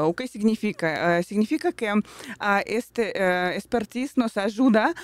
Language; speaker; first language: Portuguese; non-native, fluent; Russian